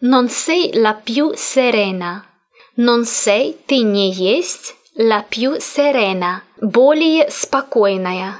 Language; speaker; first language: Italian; non-native, fluent; Russian